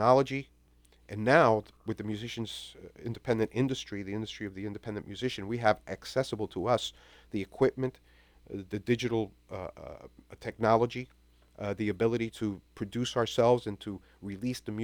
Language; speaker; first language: English; native; English